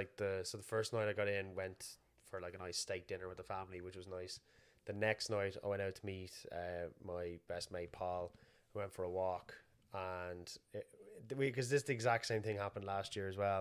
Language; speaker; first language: English; native; English